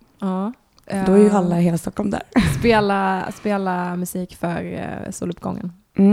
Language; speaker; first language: Swedish; native; Swedish